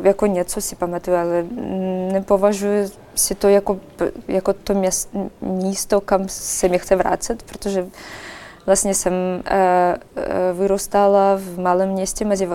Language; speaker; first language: Czech; non-native, fluent; Russian